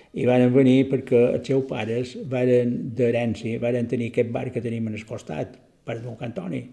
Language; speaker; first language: Catalan; native; Catalan